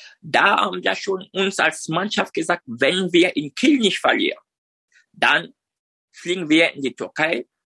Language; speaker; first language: German; non-native, fluent; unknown